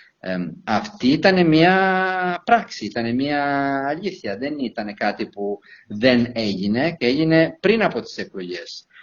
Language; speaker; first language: Greek; non-native, fluent; Italian